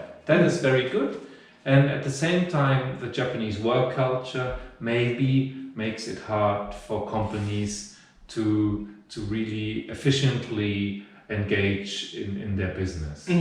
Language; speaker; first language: English; non-native, fluent; German